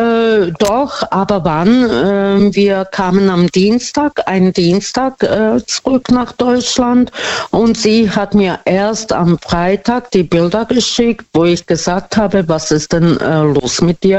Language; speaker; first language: German; non-native, fluent; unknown